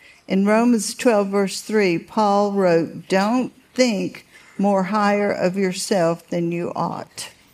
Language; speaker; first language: English; native; English